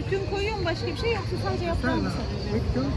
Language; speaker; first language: Turkish; native; Turkish